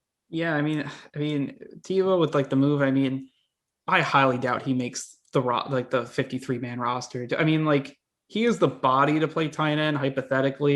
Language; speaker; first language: English; native; English